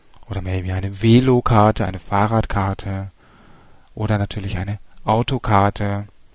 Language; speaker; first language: German; native; German